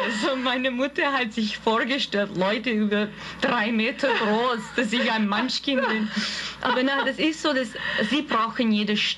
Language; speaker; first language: German; non-native, fluent; Hungarian